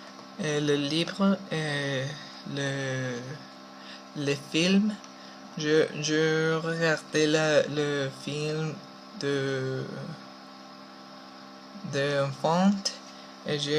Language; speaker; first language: French; non-native, learner; Spanish